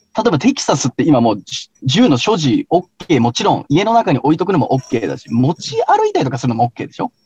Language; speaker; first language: Japanese; early bilingual, heritage; English